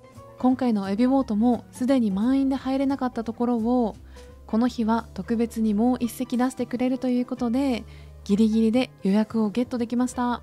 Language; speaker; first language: Japanese; native; Japanese